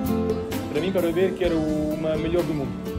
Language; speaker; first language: Portuguese; non-native, learner; French